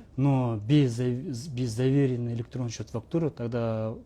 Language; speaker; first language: Russian; non-native, local second language; Kazakh